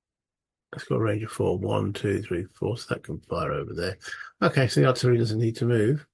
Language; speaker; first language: English; native; English